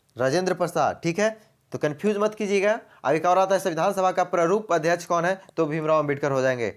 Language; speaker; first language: Hindi; native; Hindi